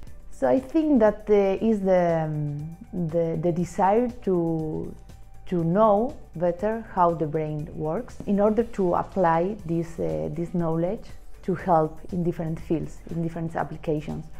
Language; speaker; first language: English; non-native, fluent; Spanish